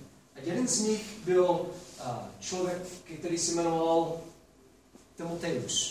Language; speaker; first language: Czech; non-native, fluent; English